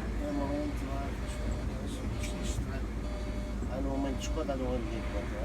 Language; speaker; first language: German; non-native, learner; Portuguese